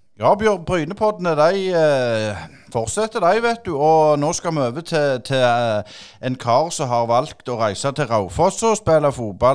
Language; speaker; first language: Norwegian; native; Norwegian